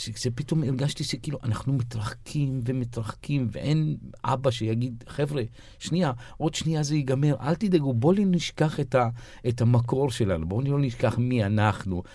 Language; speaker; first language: Hebrew; non-native, local second language; Arabic